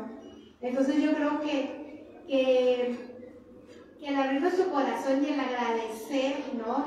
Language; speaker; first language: Spanish; native; Spanish